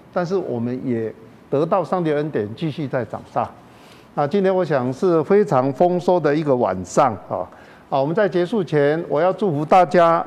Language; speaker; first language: Chinese; native; Chinese